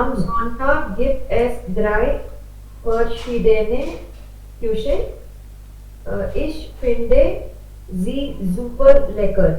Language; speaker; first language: German; non-native, learner; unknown